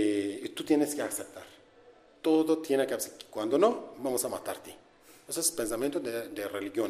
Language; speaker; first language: Spanish; non-native, learner; Kurdish